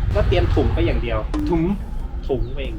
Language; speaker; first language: Thai; native; Thai